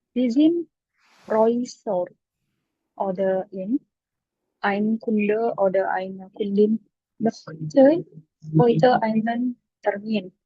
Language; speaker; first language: German; non-native, learner; Indonesian